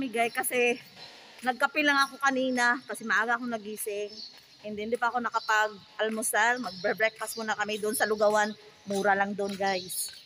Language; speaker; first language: Filipino; non-native, local second language; Cebuano